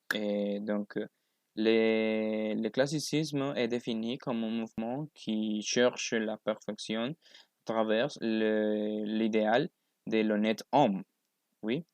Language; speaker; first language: French; non-native, learner; Spanish